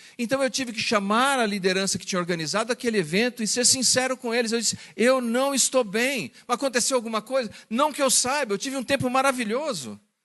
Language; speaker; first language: Portuguese; native; Portuguese